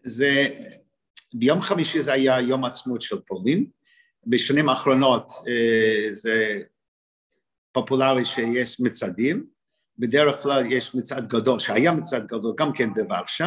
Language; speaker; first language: Hebrew; non-native, fluent; English